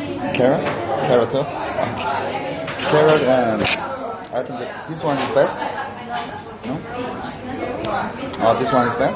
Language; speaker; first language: English; non-native, learner; Korean